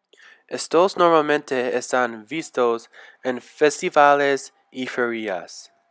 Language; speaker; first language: Spanish; non-native, learner; English